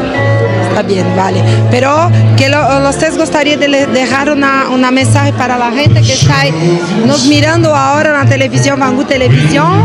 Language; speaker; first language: Spanish; non-native, learner; Portuguese